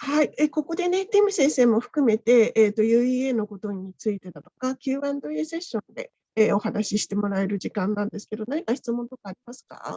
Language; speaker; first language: Japanese; native; Japanese